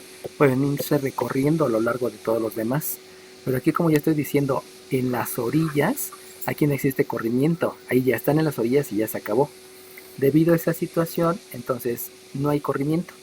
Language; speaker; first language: Spanish; native; Spanish